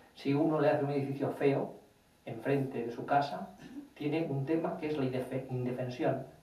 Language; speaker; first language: Spanish; native; Spanish